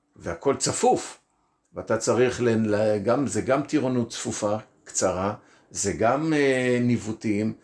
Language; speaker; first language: Hebrew; native; Hebrew